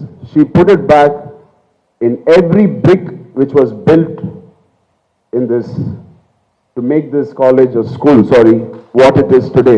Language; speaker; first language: English; non-native, local second language; Telugu